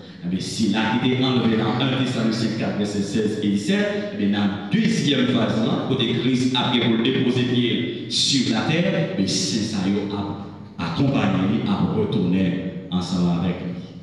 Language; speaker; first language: French; non-native, local second language; Haitian Creole